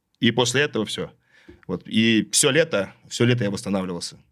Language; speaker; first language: Russian; native; Russian